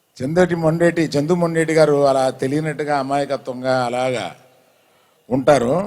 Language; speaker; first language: Telugu; native; Telugu